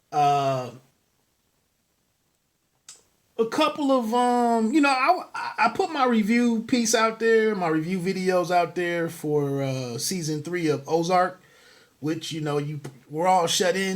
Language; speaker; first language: English; native; English